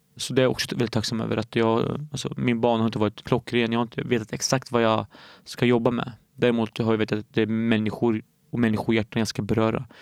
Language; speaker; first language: Swedish; early bilingual, other home language; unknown